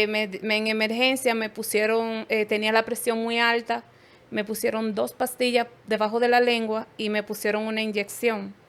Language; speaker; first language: Spanish; native; Spanish